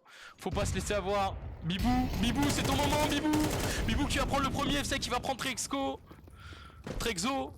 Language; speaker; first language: French; native; French